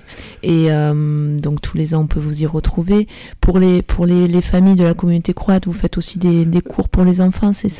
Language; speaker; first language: French; native; French